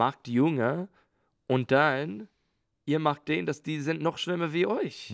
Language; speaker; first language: German; non-native, learner; English